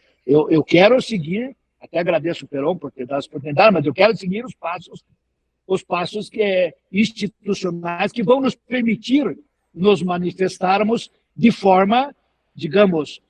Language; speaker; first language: Portuguese; native; Portuguese